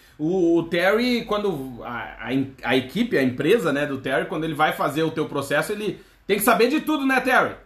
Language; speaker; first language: Portuguese; native; Portuguese